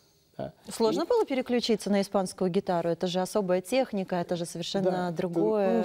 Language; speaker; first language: Russian; native; Russian